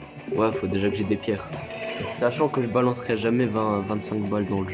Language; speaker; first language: French; native; French